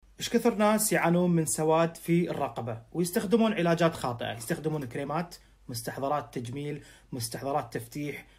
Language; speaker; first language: Arabic; native; Arabic